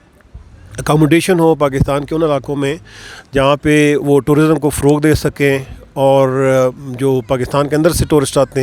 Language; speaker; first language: Urdu; native; Urdu